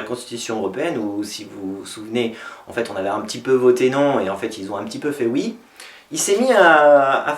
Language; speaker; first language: French; native; French